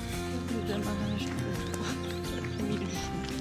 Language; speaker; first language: French; native; French